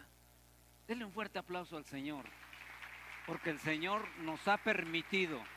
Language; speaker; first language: Spanish; native; Spanish